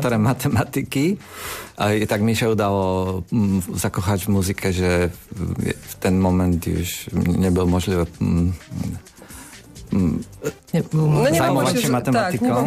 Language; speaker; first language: Polish; non-native, learner; Slovak